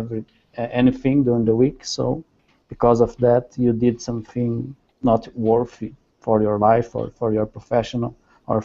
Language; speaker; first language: English; non-native, learner; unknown